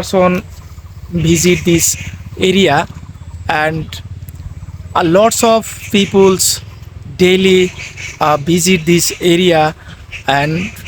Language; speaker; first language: English; non-native, learner; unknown